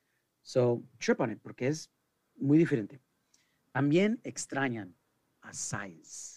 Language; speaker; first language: Spanish; early bilingual, heritage; Spanish